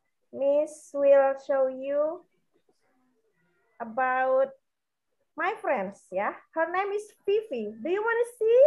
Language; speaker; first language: English; non-native, learner; Indonesian